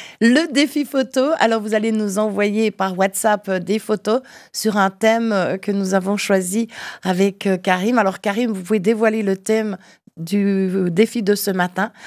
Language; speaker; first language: French; native; French